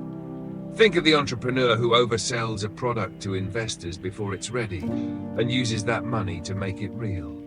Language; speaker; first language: English; native; English